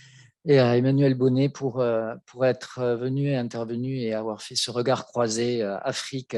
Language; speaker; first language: French; native; French